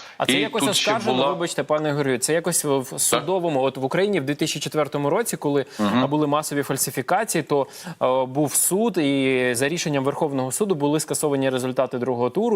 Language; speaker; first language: Ukrainian; native; Ukrainian